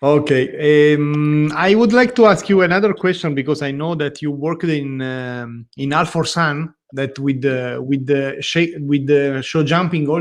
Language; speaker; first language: English; non-native, learner; Italian